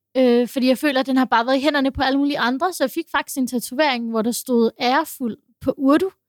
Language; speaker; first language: Danish; early bilingual, other home language; Urdu